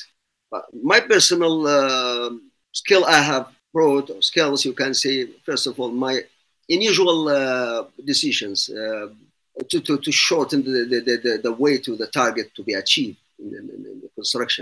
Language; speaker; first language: English; non-native, fluent; Arabic